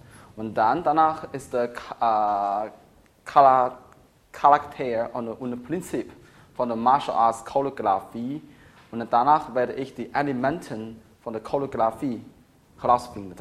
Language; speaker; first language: German; non-native, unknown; Chinese